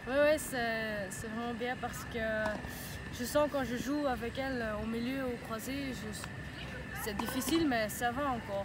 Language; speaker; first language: French; non-native, learner; Dutch